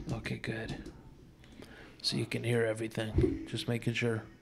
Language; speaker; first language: English; native; English